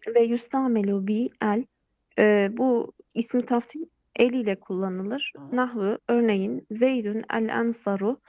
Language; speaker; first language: Turkish; native; Turkish